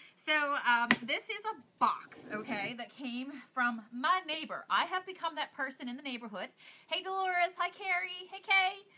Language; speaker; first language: English; native; English